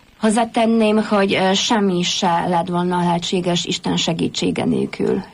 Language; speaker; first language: Hungarian; non-native, fluent; Polish